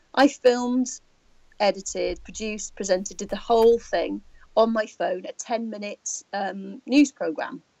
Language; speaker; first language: English; native; English